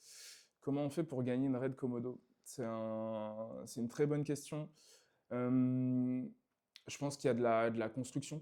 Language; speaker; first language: French; native; French